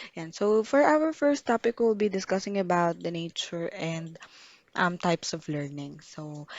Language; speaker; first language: English; non-native, local second language; Filipino